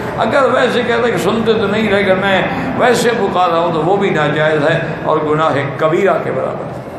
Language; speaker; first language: Urdu; native; Urdu